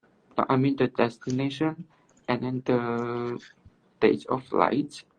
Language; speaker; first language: English; non-native, learner; Cantonese